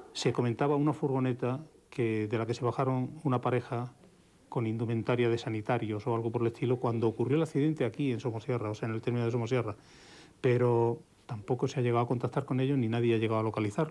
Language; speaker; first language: Spanish; native; Spanish